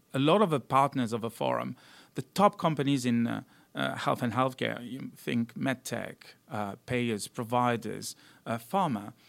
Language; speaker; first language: English; non-native, fluent; French